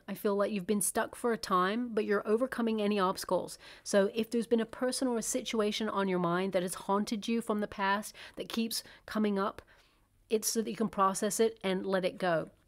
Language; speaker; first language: English; native; English